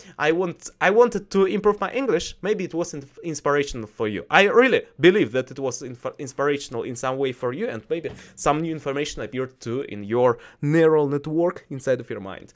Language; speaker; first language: English; non-native, learner; Russian